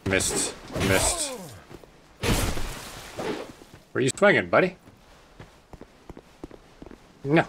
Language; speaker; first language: English; native; English